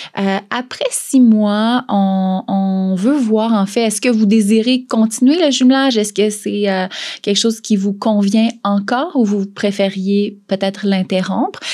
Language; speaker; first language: French; native; French